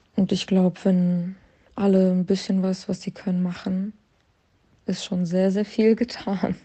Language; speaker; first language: German; early bilingual, other home language; Ukrainian